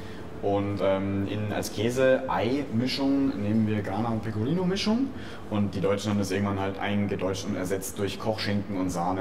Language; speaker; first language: German; native; German